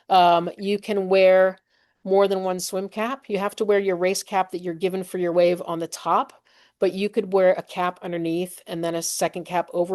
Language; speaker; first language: English; native; English